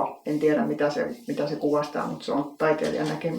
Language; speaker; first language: Finnish; native; Finnish